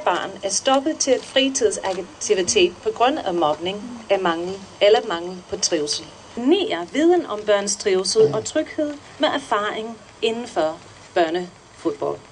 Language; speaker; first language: Danish; non-native, fluent; English